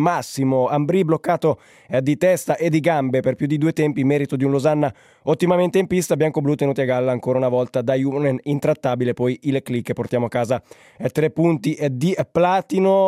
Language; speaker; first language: Italian; native; Italian